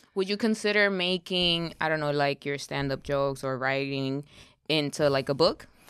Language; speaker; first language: English; early bilingual, other home language; Spanish